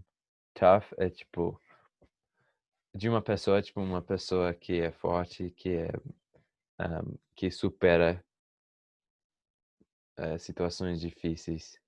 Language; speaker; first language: Portuguese; non-native, fluent; English